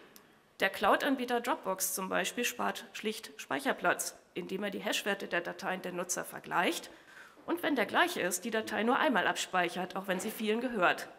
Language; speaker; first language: German; native; German